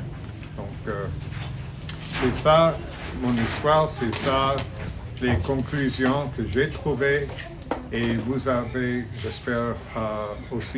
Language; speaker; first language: French; non-native, fluent; English